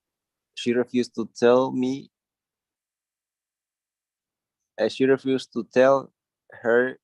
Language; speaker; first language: English; non-native, learner; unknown